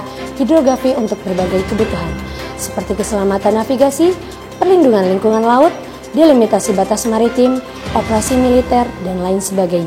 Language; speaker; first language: Indonesian; native; Indonesian